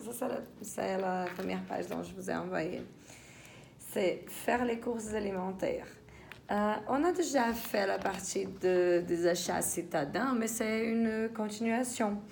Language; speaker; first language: French; non-native, fluent; Portuguese